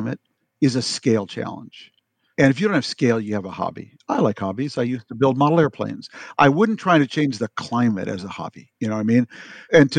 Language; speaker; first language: English; native; English